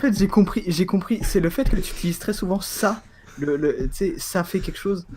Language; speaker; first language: French; native; French